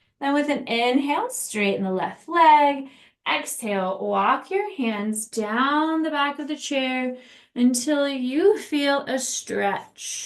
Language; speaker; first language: English; native; English